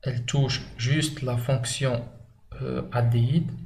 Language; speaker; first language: French; non-native, local second language; Arabic